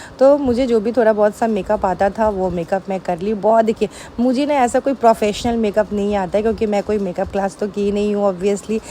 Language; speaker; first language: Hindi; native; Hindi